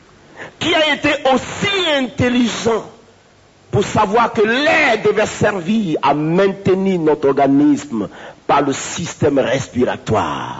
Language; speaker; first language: French; native; French